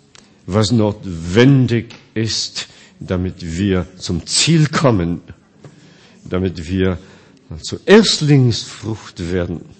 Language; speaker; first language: German; non-native, fluent; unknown